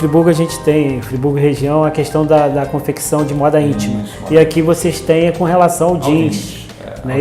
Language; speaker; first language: Portuguese; native; Portuguese